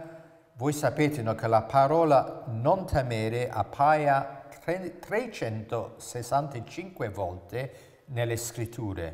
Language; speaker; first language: Italian; non-native, fluent; English